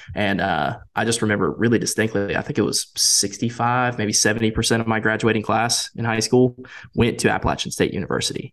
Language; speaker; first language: English; native; English